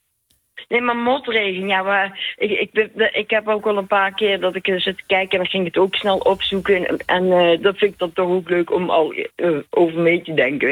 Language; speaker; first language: Dutch; native; Dutch